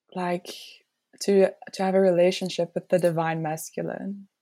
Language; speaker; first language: English; non-native, fluent; Dutch